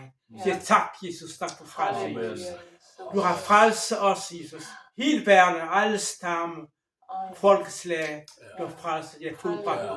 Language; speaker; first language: Danish; non-native, fluent; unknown